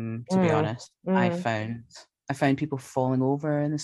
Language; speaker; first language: English; native; English